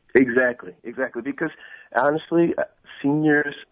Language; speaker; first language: English; native; English